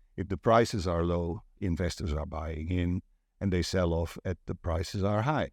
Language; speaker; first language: English; non-native, fluent; Dutch